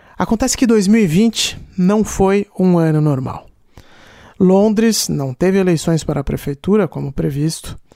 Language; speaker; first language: Portuguese; native; Portuguese